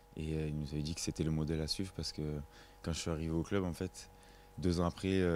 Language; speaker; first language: French; native; French